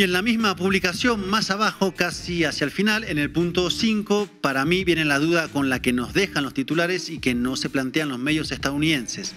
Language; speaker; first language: Spanish; native; Spanish